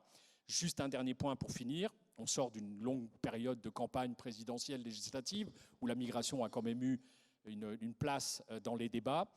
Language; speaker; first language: French; native; French